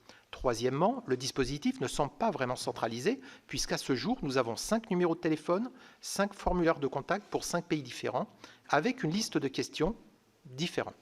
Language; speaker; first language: French; native; French